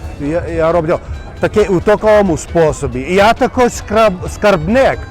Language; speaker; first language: Ukrainian; early bilingual, heritage; Ukrainian